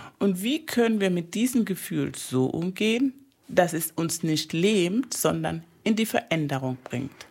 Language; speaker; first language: German; early bilingual, other home language; Spanish